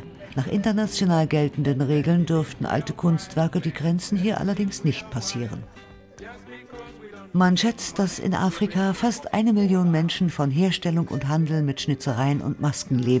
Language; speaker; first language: German; native; German